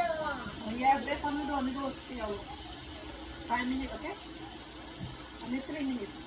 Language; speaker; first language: English; non-native, learner; Lao